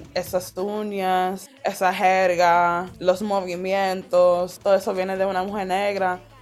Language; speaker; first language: Spanish; early bilingual, heritage; Spanish